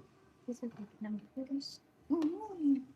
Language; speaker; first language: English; non-native, learner; Vietnamese